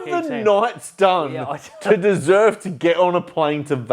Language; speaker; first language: English; native; English